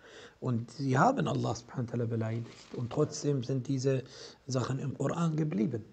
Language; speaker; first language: German; non-native, fluent; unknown